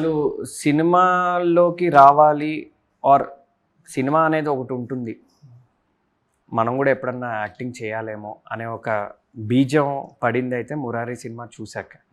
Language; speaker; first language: Telugu; native; Telugu